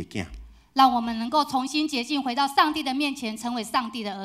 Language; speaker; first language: Chinese; native; Chinese